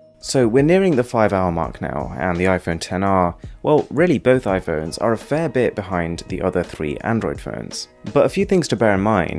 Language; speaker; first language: English; native; English